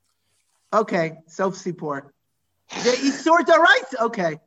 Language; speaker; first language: Hebrew; non-native, fluent; English